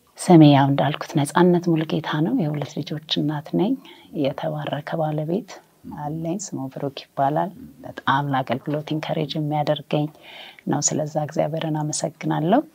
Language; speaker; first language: Amharic; native; Amharic